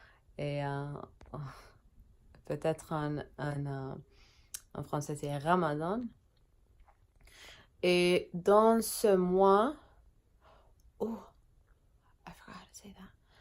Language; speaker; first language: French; non-native, learner; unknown